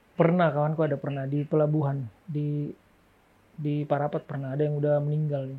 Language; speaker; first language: Indonesian; native; Indonesian